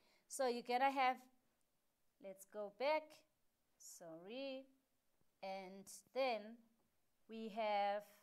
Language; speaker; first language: English; non-native, local second language; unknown